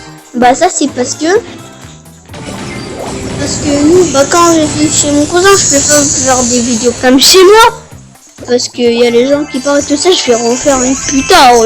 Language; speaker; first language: French; early bilingual, other home language; Romanian